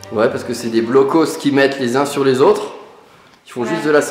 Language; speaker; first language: French; native; French